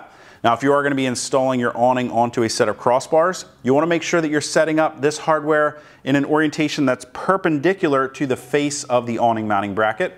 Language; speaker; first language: English; native; English